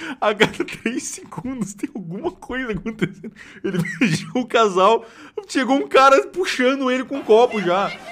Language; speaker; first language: Portuguese; native; Portuguese